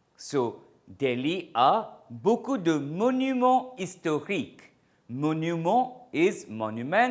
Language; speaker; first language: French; non-native, fluent; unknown